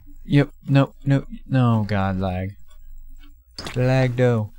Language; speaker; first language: English; native; English